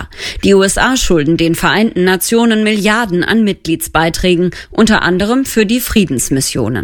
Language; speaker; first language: German; native; German